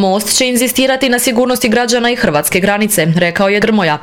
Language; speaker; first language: Croatian; native; Croatian